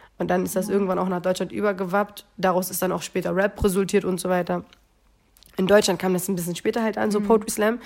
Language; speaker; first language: German; early bilingual, other home language; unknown